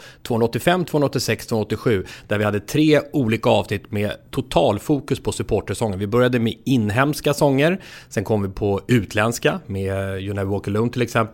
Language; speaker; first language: Swedish; native; Swedish